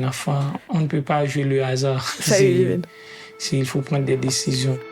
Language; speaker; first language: French; non-native, local second language; Haitian Creole